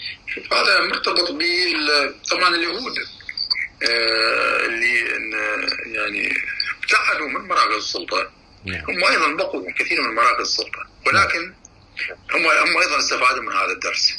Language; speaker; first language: Arabic; native; Arabic